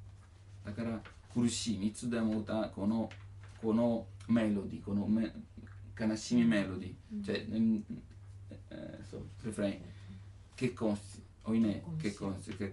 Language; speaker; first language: Japanese; non-native, learner; Italian